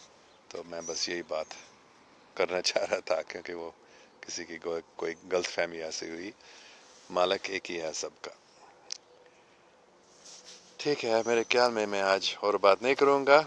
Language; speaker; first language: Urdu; non-native, fluent; English